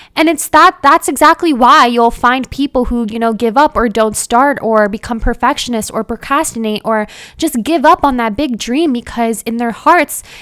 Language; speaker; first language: English; early bilingual, other home language; Hindi